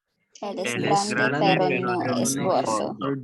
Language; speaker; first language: Spanish; non-native, learner; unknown